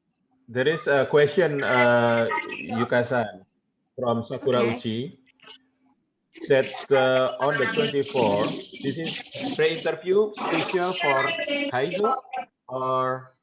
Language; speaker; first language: English; non-native, learner; Indonesian